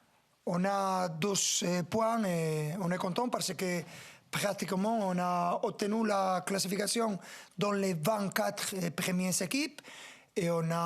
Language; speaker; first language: French; non-native, fluent; Spanish